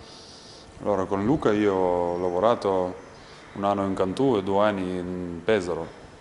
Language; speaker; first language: Italian; non-native, learner; Lithuanian